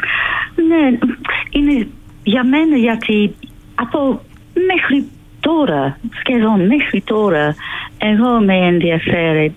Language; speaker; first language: Greek; non-native, fluent; English